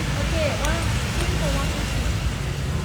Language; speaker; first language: English; non-native, learner; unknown